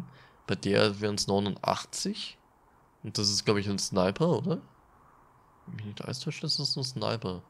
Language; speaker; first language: German; native; German